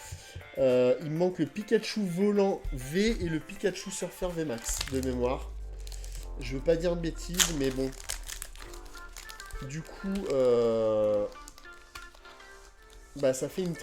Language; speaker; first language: French; native; French